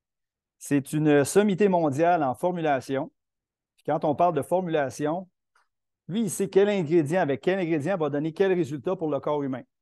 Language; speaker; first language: French; native; French